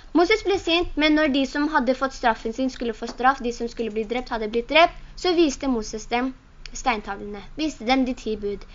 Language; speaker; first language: Norwegian; early bilingual, other home language; Urdu